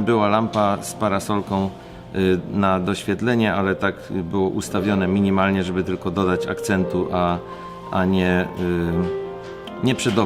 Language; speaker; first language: Polish; native; Polish